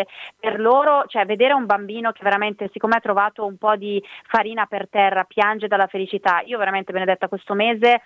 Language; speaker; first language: Italian; native; Italian